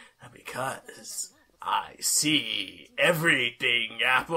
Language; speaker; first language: English; native; English